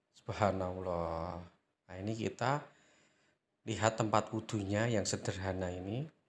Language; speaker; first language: Indonesian; native; Indonesian